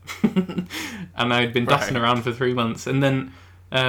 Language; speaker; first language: English; native; English